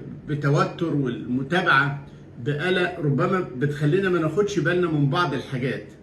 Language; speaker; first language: Arabic; native; Arabic